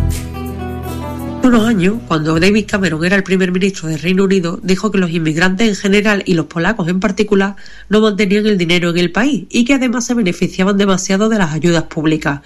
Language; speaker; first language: Spanish; native; Spanish